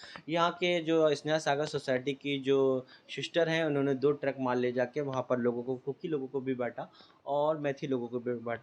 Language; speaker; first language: Hindi; native; Hindi